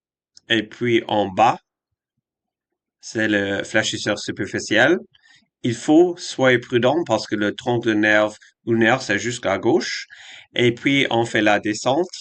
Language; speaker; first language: French; non-native, fluent; English